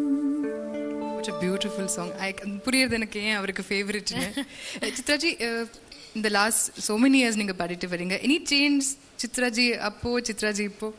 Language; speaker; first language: Tamil; native; Tamil